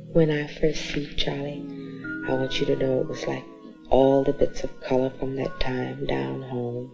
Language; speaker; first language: English; native; English